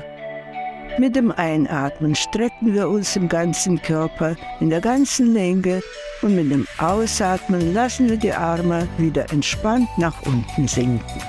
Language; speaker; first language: German; non-native, fluent; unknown